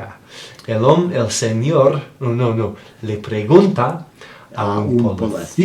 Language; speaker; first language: Spanish; non-native, fluent; English